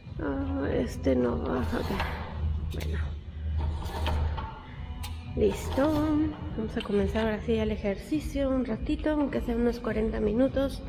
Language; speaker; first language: Spanish; native; Spanish